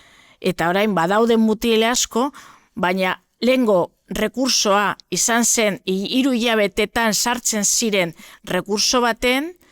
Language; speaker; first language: Basque; non-native, local second language; Spanish